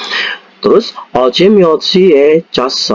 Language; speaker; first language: Korean; non-native, fluent; Indonesian